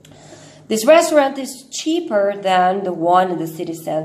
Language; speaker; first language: English; non-native, fluent; Portuguese